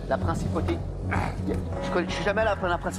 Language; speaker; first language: French; native; French